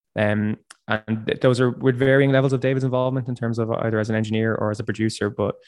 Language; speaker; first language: English; native; English